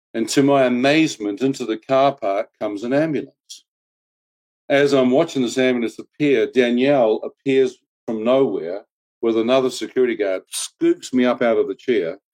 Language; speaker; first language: English; native; English